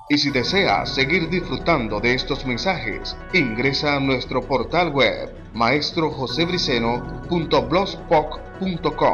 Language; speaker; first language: Spanish; native; Spanish